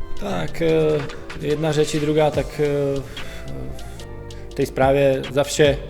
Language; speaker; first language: Polish; non-native, learner; Czech